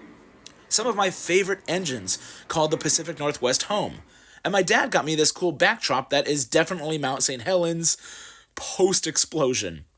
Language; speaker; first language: English; native; English